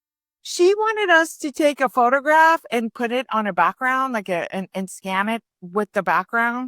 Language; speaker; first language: English; early bilingual, other home language; Persian